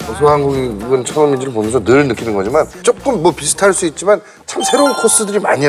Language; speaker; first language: Korean; native; Korean